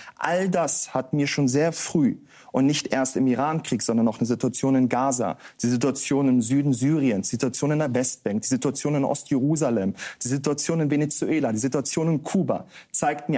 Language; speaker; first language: German; native; German